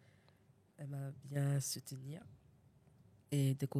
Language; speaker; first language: French; non-native, learner; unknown